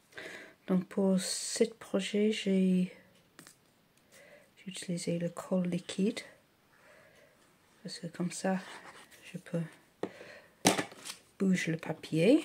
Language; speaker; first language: French; non-native, learner; English